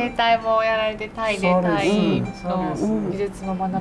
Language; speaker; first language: Japanese; native; Japanese